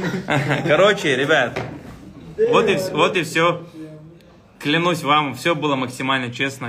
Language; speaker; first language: Russian; native; Russian